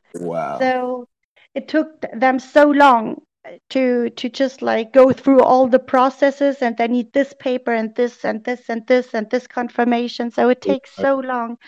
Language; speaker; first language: English; non-native, fluent; German